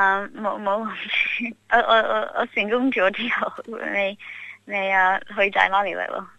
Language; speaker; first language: Cantonese; early bilingual, heritage; Cantonese